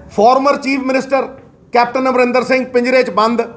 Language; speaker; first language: Hindi; non-native, local second language; Punjabi